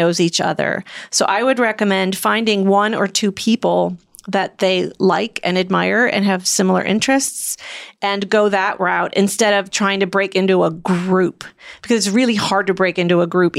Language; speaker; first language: English; native; English